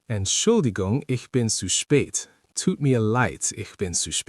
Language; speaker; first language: German; non-native, learner; English